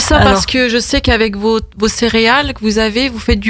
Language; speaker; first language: French; native; French